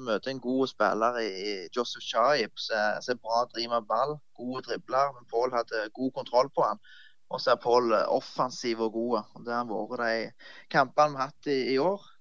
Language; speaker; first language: Norwegian; native; Norwegian